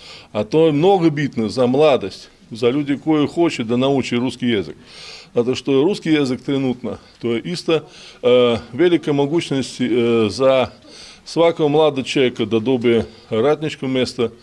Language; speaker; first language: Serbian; non-native, learner; Russian